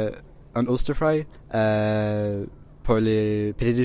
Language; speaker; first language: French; non-native, learner; English